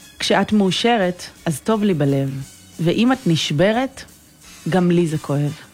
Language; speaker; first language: Hebrew; native; Hebrew